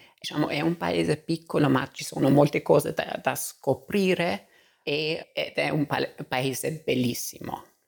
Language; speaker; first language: Italian; non-native, fluent; Albanian